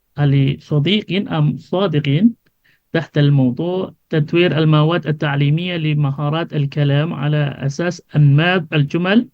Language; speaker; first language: Arabic; non-native, fluent; Indonesian